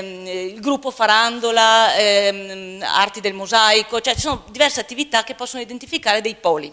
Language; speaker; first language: Italian; native; Italian